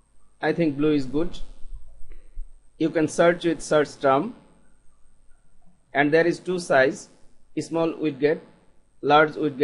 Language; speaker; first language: English; non-native, local second language; Bangla